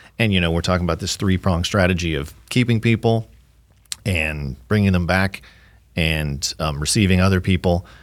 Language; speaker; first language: English; native; English